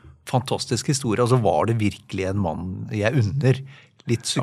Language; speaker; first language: Norwegian; native; Norwegian